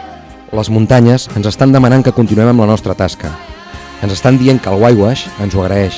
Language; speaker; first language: Catalan; native; Catalan